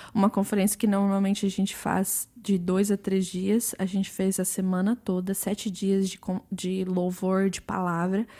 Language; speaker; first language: Portuguese; early bilingual, other home language; English